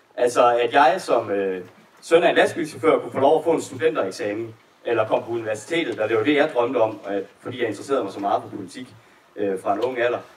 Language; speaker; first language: Danish; native; Danish